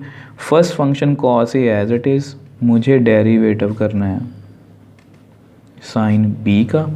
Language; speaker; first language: Hindi; native; Hindi